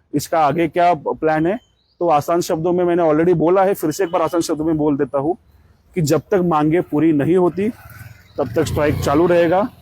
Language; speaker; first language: Hindi; non-native, local second language; Marathi